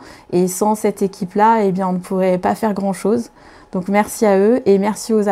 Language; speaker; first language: French; native; French